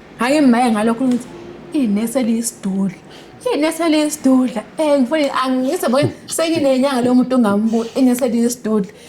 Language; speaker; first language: Zulu; native; Zulu